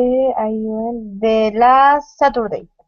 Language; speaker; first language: English; non-native, learner; Spanish